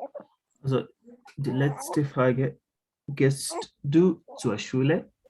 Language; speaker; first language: German; non-native, learner; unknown